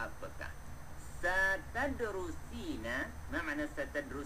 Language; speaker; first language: Arabic; non-native, fluent; Malay